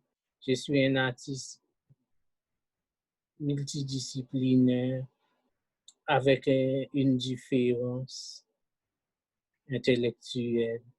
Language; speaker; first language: French; non-native, local second language; Haitian Creole